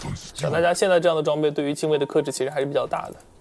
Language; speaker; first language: Chinese; native; Chinese